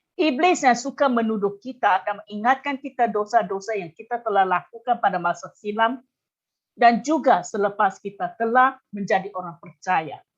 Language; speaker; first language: Malay; non-native, local second language; Chinese